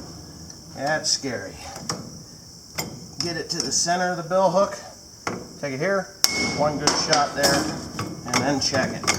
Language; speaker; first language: English; native; English